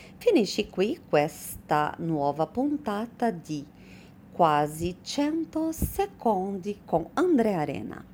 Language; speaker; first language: Italian; non-native, fluent; Portuguese